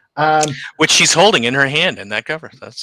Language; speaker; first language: English; native; English